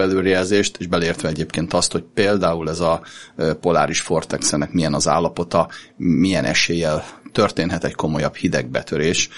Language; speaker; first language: Hungarian; native; Hungarian